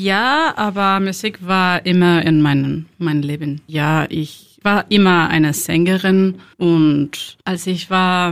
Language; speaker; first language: German; non-native, learner; Spanish